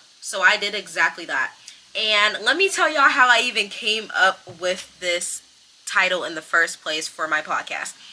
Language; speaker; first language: English; native; English